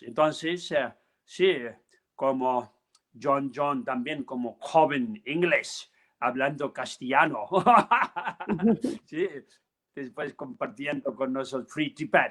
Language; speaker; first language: Spanish; non-native, learner; Tibetan